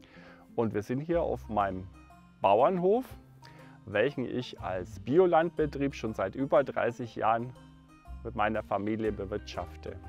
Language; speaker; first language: German; native; German